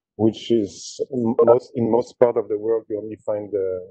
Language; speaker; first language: English; non-native, fluent; French